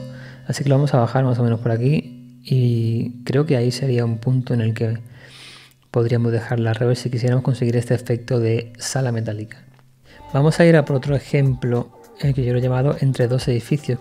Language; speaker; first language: Spanish; native; Spanish